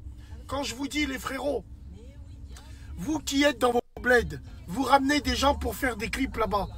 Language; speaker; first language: French; native; French